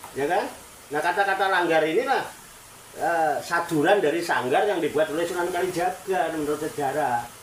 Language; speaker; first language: Indonesian; non-native, local second language; Javanese